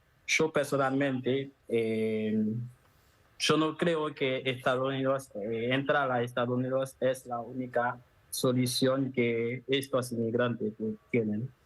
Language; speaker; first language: Spanish; non-native, fluent; Haitian Creole